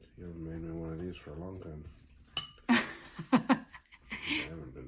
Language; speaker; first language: English; native; English